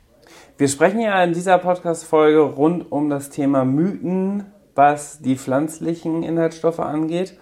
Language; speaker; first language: German; native; German